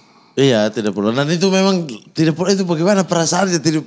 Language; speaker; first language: Indonesian; native; Indonesian